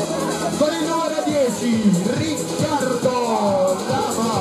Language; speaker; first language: Italian; native; Italian